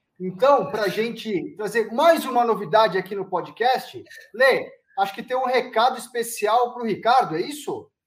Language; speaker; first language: Portuguese; native; Portuguese